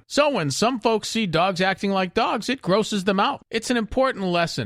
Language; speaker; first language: English; native; English